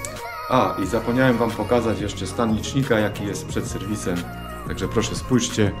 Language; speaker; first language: Polish; native; Polish